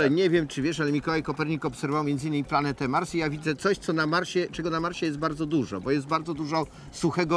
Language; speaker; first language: Polish; native; Polish